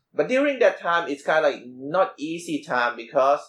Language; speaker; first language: English; non-native, learner; Thai